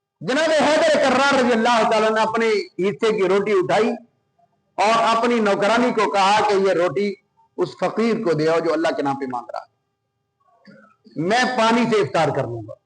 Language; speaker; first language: Urdu; non-native, local second language; Punjabi